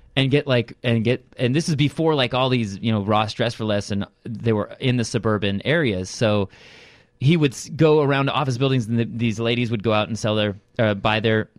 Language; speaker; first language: English; early bilingual, other home language; Russian